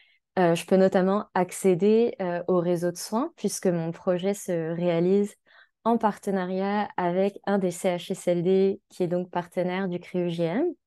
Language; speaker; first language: French; native; French